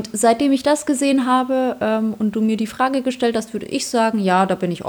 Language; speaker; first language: German; early bilingual, other home language; Polish